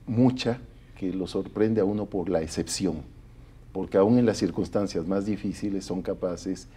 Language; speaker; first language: Spanish; native; Spanish